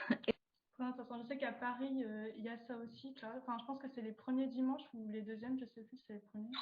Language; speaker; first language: French; native; French